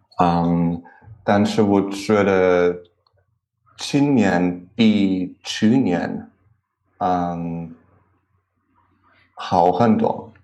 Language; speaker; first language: Chinese; non-native, learner; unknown